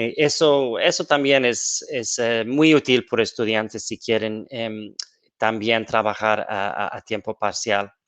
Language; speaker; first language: Spanish; non-native, fluent; English